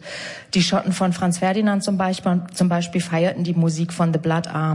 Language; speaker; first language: German; native; German